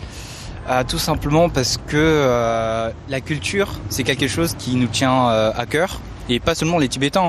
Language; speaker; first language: French; early bilingual, other home language; Tibetan